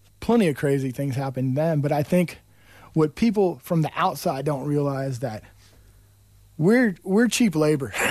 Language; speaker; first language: English; native; English